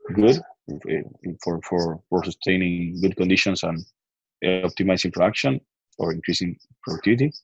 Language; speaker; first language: English; non-native, fluent; Spanish